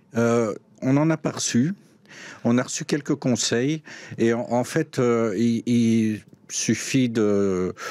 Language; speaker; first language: French; native; French